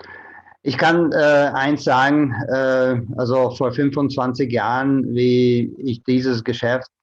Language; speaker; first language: German; non-native, fluent; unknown